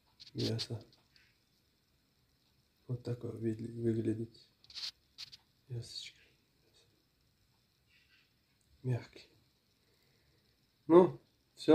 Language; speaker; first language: Russian; non-native, learner; Uzbek